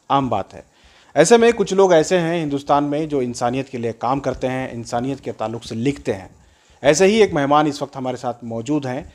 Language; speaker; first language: Hindi; native; Hindi